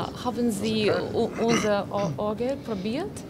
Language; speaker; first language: German; non-native, learner; Russian